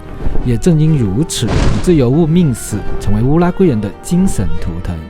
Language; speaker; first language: Chinese; native; Chinese